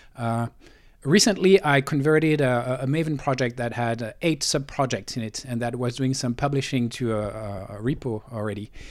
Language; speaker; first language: English; non-native, fluent; French